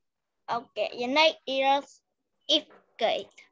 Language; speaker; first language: English; non-native, learner; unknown